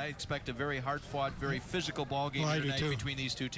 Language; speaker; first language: English; native; English